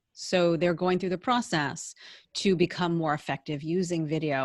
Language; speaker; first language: English; native; English